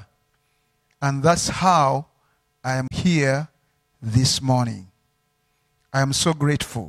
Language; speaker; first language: English; non-native, local second language; Ganda